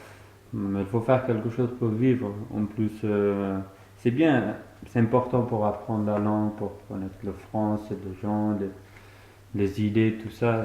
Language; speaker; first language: French; non-native, fluent; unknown